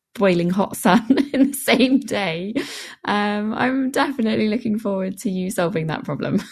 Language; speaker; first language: English; native; English